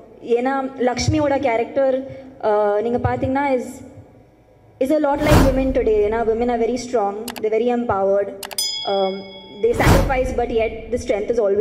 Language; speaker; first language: Tamil; non-native, fluent; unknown